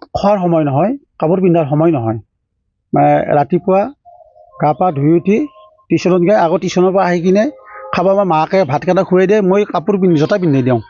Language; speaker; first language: Assamese; native; Assamese